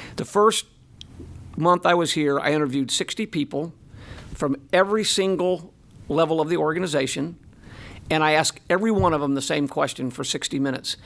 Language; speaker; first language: English; native; English